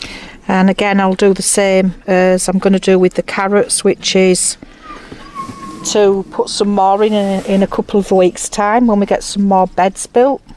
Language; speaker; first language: English; native; English